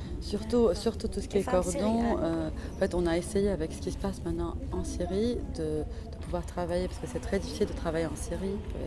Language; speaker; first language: French; non-native, fluent; Arabic